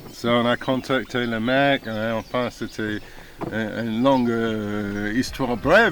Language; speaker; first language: French; non-native, fluent; English